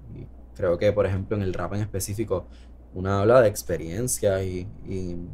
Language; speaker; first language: Spanish; native; Spanish